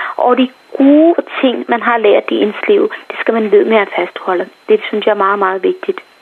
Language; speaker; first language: Danish; non-native, fluent; Tamil